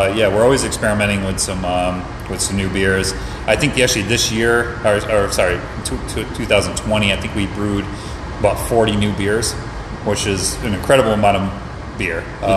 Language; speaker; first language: English; native; English